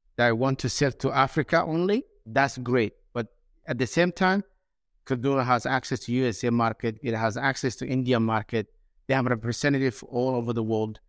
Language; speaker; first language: English; non-native, fluent; Somali